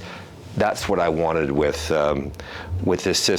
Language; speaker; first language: English; native; English